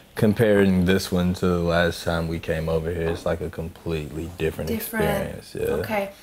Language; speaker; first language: English; native; English